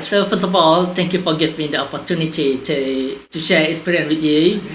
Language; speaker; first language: English; non-native, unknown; Thai